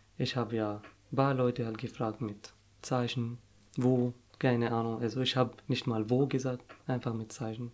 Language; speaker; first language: German; non-native, fluent; Arabic